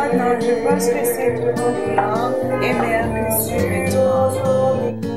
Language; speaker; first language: French; non-native, learner; English